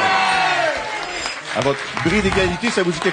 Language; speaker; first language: French; native; French